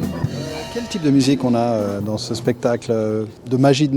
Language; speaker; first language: French; native; French